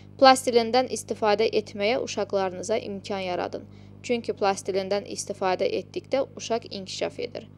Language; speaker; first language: Azerbaijani; non-native, local second language; Georgian